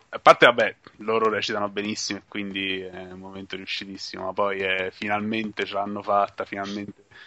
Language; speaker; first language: Italian; native; Italian